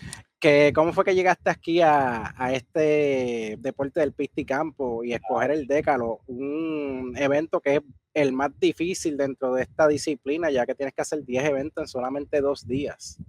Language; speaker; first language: Spanish; native; Spanish